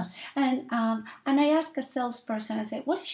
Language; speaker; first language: English; non-native, fluent; Spanish